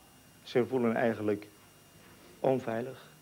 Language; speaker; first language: Dutch; non-native, learner; Turkish